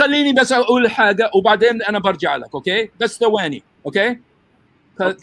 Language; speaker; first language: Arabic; early bilingual, heritage; Arabic